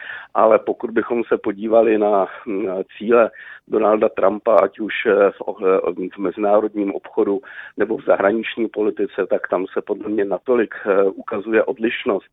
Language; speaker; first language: Czech; native; Czech